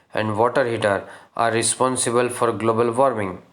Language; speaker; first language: English; non-native, local second language; Gujarati